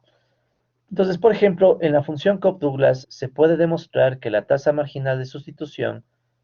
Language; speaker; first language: Spanish; native; Spanish